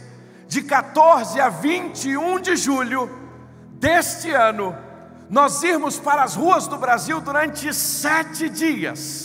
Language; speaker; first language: Portuguese; native; Portuguese